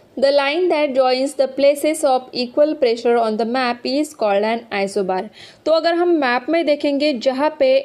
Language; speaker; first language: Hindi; non-native, local second language; Marathi